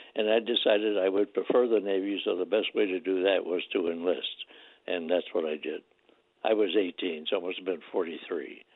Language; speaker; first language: English; native; English